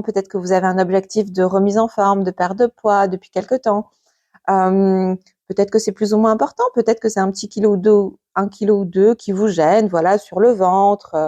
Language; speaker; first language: French; native; French